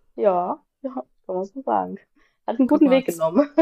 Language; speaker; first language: German; native; German